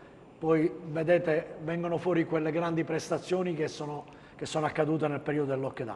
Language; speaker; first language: Italian; native; Italian